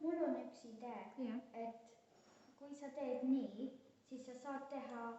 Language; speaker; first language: Estonian; early bilingual, heritage; Estonian